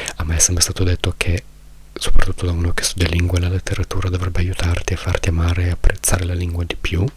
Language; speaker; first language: Italian; native; Italian